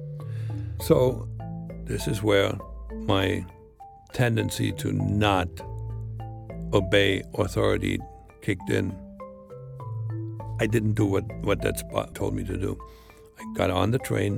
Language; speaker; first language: English; non-native, fluent; German